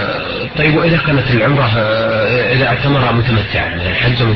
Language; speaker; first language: Arabic; native; Arabic